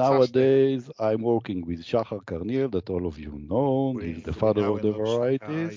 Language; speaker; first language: English; non-native, fluent; Hebrew